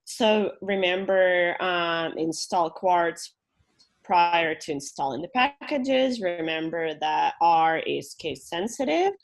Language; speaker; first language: English; non-native, fluent; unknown